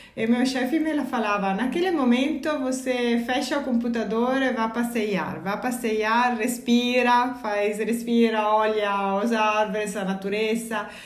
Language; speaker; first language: Portuguese; non-native, fluent; Italian